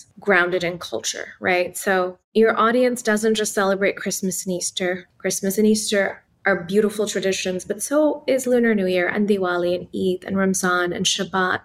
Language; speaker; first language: English; non-native, local second language; Urdu